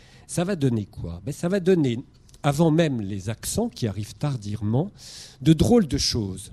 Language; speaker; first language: French; native; French